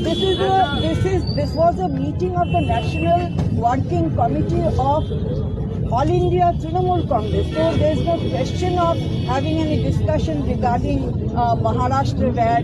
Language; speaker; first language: English; non-native, local second language; Bangla